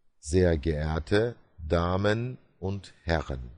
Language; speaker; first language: German; non-native, fluent; Turkish